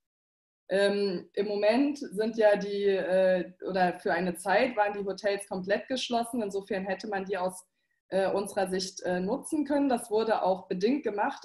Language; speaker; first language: German; native; German